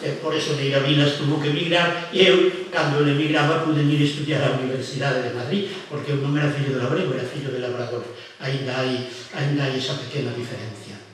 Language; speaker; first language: Galician; non-native, local second language; Spanish